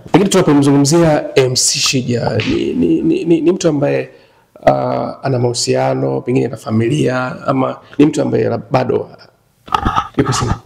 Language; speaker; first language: Swahili; native; Swahili